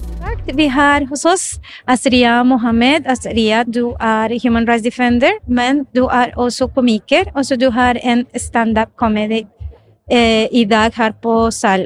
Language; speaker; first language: Norwegian; non-native, fluent; Spanish